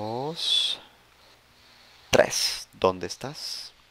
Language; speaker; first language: Spanish; native; Spanish